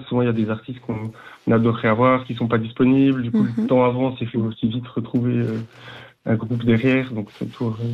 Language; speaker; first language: French; native; French